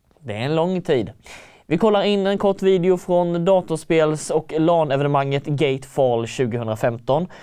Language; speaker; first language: Swedish; native; Swedish